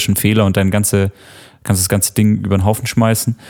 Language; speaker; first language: German; native; German